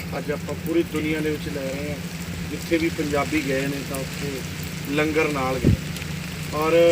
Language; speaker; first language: Hindi; non-native, local second language; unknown